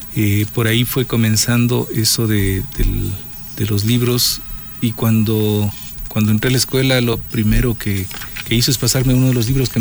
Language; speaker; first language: Spanish; native; Spanish